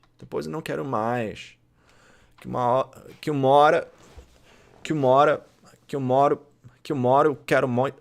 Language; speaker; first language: Portuguese; non-native, learner; English